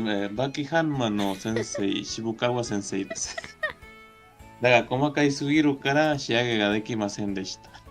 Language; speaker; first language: Japanese; non-native, learner; Spanish